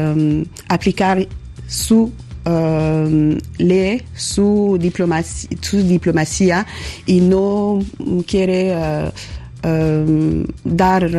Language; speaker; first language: Spanish; non-native, learner; French